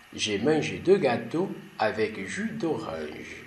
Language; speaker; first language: French; non-native, learner; Portuguese